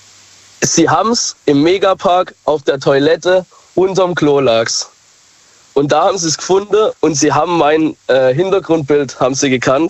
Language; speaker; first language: German; native; German